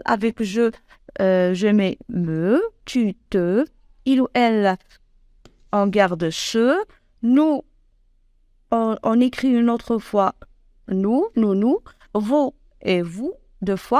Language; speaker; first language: French; non-native, local second language; Arabic